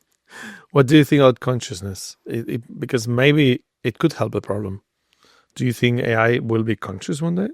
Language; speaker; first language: English; non-native, fluent; Spanish